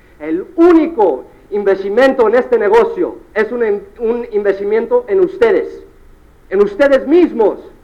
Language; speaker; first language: Spanish; early bilingual, heritage; Spanish